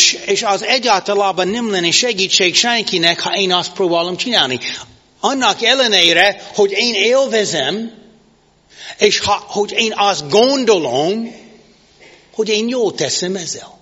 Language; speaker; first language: Hungarian; non-native, fluent; English